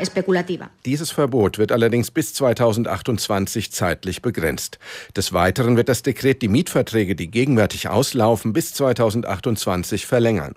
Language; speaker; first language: German; native; German